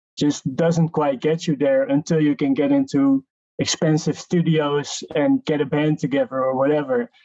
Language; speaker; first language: English; non-native, fluent; Dutch